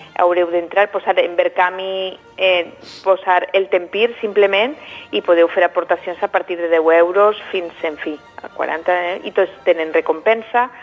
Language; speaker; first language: Catalan; native; Catalan